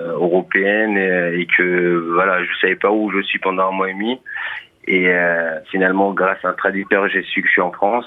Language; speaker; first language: French; non-native, fluent; Persian